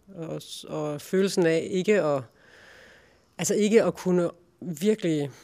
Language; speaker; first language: Danish; native; Danish